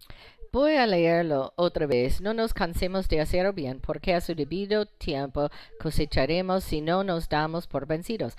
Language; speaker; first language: Spanish; non-native, fluent; English